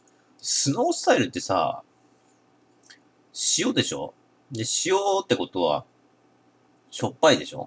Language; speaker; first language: Japanese; native; Japanese